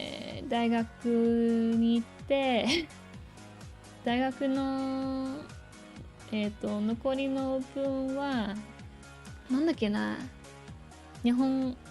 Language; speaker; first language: Japanese; non-native, fluent; English